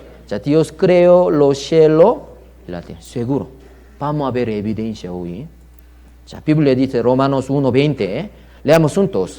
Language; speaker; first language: Spanish; non-native, learner; Korean